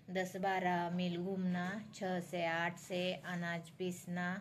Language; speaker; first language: Hindi; non-native, local second language; Marathi